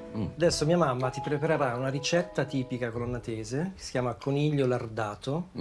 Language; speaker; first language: Italian; native; Italian